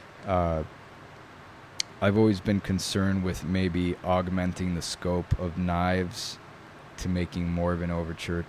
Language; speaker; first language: English; early bilingual, other home language; Italian